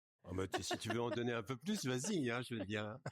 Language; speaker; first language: French; native; French